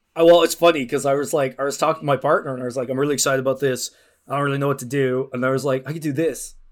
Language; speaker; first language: English; native; English